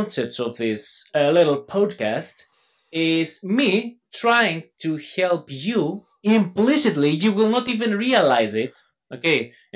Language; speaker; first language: English; non-native, fluent; Greek